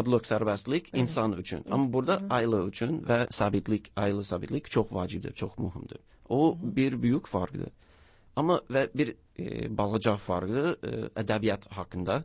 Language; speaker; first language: Turkish; non-native, learner; English